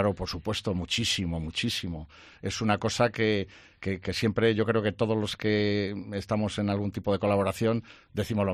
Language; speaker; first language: Spanish; native; Spanish